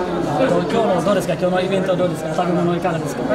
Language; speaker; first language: Japanese; non-native, fluent; Newari